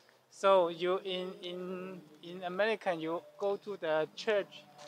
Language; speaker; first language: English; non-native, learner; Chinese